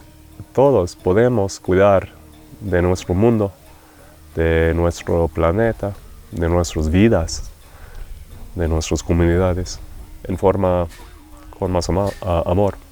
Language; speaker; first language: Spanish; non-native, fluent; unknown